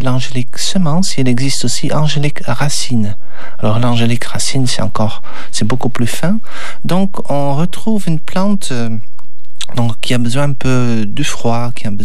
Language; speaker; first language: French; native; French